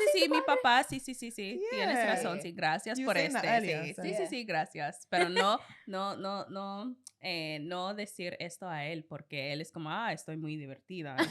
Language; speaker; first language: Spanish; non-native, learner; English